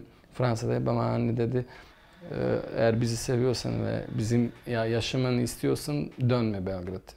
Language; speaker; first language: Turkish; non-native, fluent; Bosnian